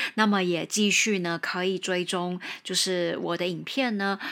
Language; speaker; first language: Chinese; native; Chinese